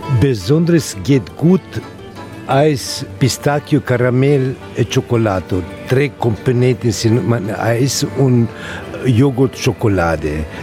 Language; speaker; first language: German; non-native, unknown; Italian